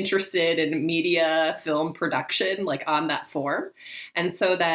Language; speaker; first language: English; native; English